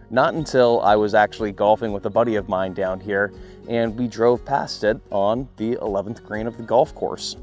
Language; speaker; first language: English; native; English